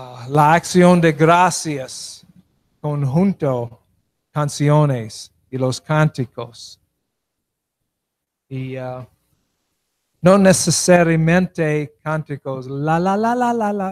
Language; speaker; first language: Spanish; non-native, learner; English